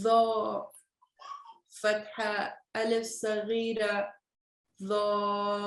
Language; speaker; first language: Arabic; non-native, learner; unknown